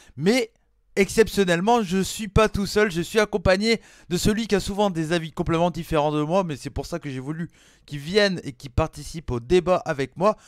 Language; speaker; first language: French; native; French